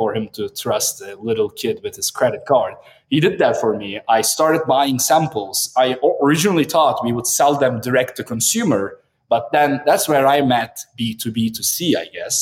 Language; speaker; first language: English; non-native, fluent; Turkish